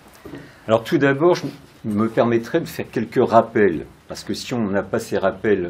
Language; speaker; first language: French; native; French